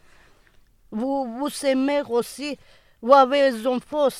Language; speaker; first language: French; non-native, learner; Serbian